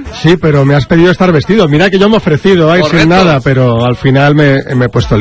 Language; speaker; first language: Spanish; native; Spanish